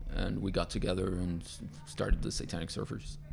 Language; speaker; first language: English; non-native, fluent; Spanish